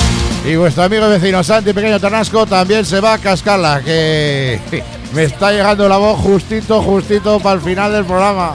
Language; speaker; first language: Spanish; native; Spanish